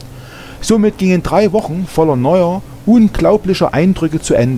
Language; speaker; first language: German; native; German